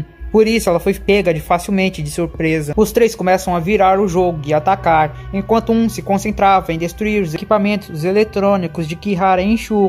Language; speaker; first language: Portuguese; native; Portuguese